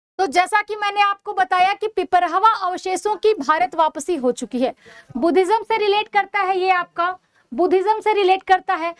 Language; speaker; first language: Hindi; native; Hindi